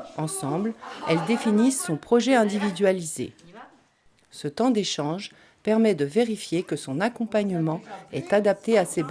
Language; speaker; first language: French; native; French